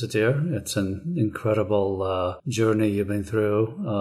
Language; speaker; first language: English; non-native, fluent; Arabic